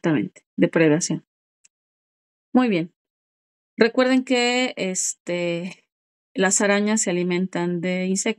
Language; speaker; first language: Spanish; native; Spanish